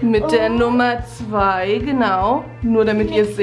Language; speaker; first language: German; native; German